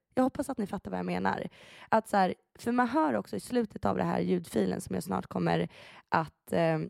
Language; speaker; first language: Swedish; early bilingual, other home language; Persian